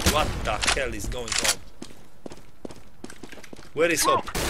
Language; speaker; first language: English; non-native, learner; Polish